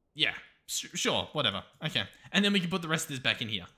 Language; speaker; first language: English; native; English